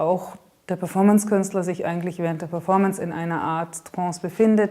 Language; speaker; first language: German; native; German